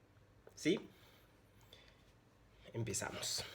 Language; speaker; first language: Spanish; non-native, fluent; Haitian Creole